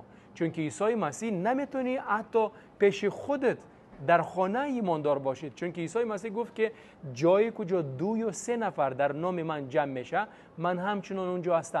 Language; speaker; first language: Persian; non-native, fluent; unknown